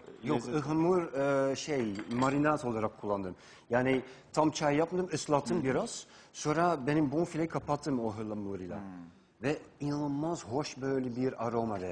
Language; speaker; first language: Turkish; non-native, fluent; Dutch